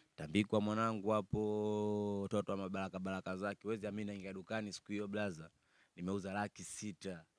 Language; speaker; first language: Swahili; native; Swahili